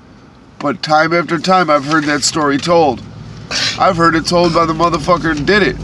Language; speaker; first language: English; native; English